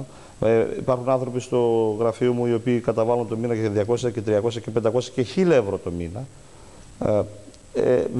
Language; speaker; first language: Greek; native; Greek